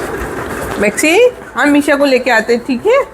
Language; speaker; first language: Hindi; native; Hindi